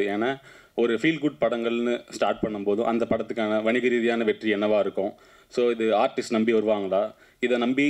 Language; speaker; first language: Tamil; native; Tamil